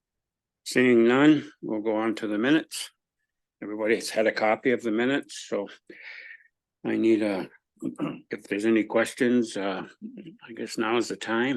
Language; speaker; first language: English; native; English